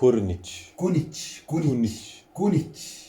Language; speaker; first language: English; non-native, fluent; Swedish